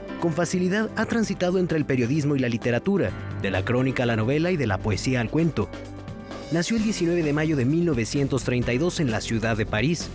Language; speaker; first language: Spanish; native; Spanish